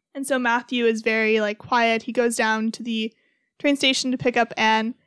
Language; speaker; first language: English; native; English